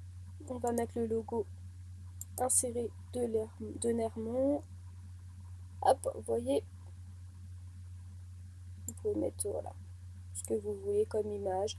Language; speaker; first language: French; native; French